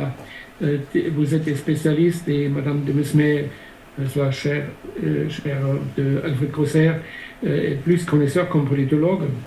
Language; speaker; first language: French; non-native, fluent; German